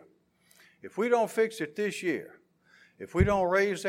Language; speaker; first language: English; native; English